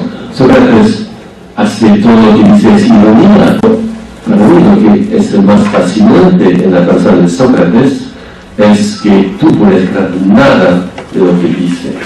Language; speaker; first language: Spanish; non-native, fluent; French